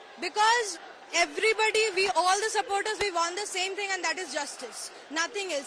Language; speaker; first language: English; non-native, local second language; Bangla